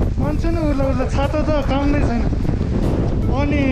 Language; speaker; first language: Nepali; non-native, local second language; Tibetan